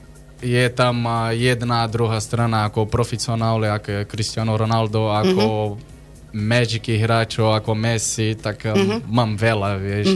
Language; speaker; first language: Slovak; non-native, learner; Portuguese